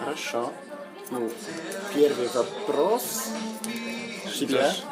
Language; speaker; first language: Russian; non-native, fluent; English